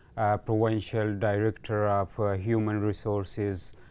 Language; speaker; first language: English; non-native, fluent; Pashto